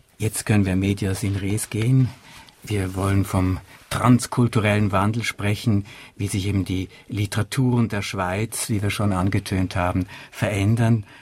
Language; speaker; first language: German; native; German